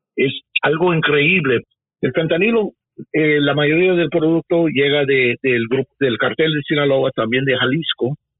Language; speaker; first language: Spanish; early bilingual, heritage; Spanish